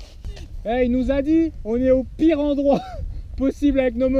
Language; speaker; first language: French; non-native, local second language; Arabic